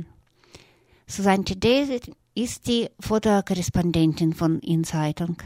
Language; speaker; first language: German; non-native, fluent; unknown